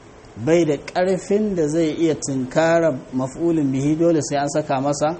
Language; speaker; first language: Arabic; non-native, fluent; Hausa